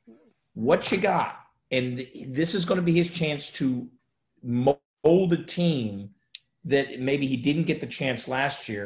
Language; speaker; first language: English; native; English